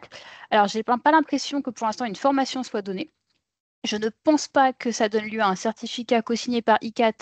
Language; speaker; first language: French; native; French